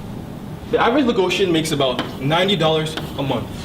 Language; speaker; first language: English; early bilingual, other home language; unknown